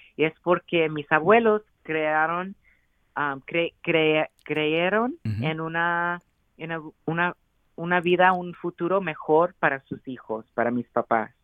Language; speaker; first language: Spanish; early bilingual, heritage; Spanish